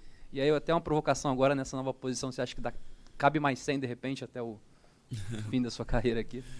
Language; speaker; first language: Portuguese; native; Portuguese